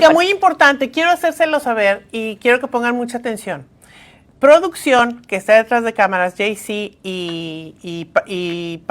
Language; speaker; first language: Spanish; native; Spanish